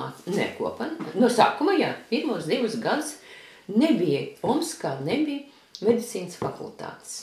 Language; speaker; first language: Latvian; early bilingual, heritage; Latvian